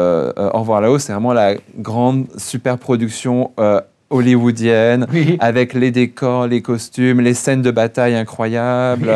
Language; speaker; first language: French; native; French